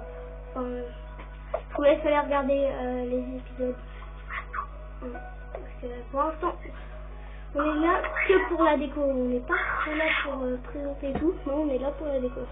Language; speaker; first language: French; native; French